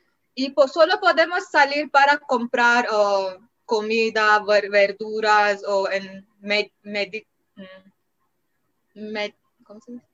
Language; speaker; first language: Spanish; non-native, learner; Marathi